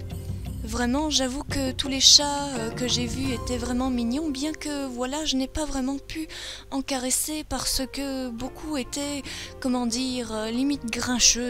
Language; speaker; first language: French; native; French